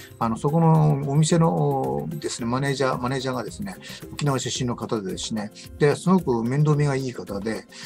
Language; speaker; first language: Japanese; native; Japanese